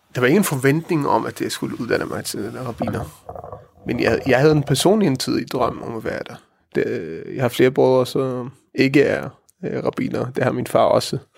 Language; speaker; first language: Danish; early bilingual, heritage; Danish